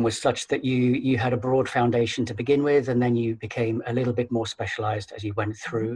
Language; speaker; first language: English; native; English